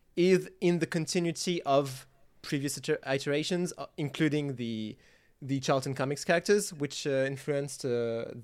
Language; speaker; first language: English; non-native, fluent; French